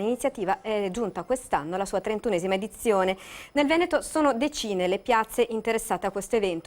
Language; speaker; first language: Italian; native; Italian